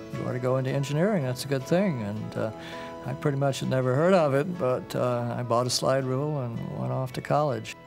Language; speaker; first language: English; native; English